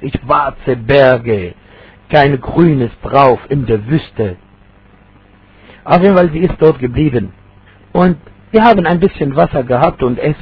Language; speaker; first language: German; non-native, fluent; Arabic